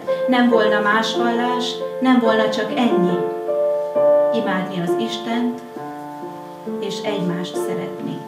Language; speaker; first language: Hungarian; native; Hungarian